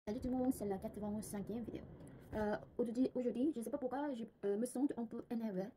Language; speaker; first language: French; non-native, learner; Korean